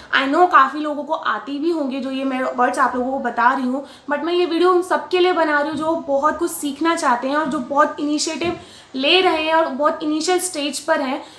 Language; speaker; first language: Hindi; native; Hindi